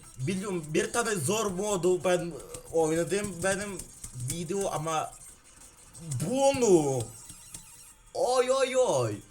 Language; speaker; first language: Turkish; non-native, learner; Ukrainian